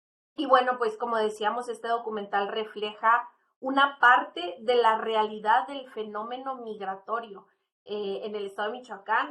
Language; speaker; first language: Spanish; native; Spanish